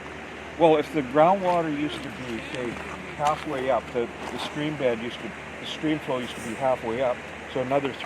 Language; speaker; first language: English; native; English